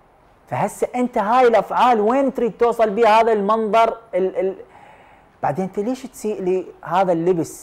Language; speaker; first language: Arabic; native; Arabic